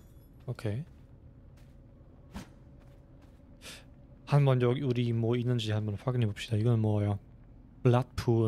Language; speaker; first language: Korean; non-native, fluent; German